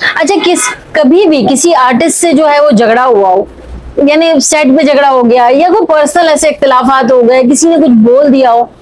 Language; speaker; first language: Urdu; native; Urdu